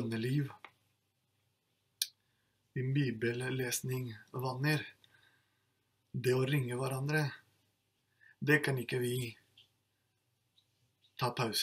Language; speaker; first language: Norwegian; non-native, fluent; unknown